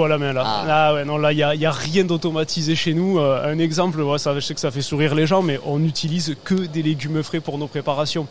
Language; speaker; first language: French; native; French